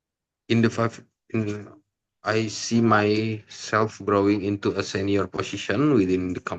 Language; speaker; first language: English; non-native, learner; Indonesian